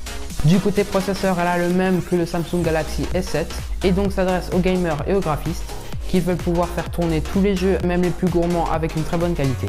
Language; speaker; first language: French; native; French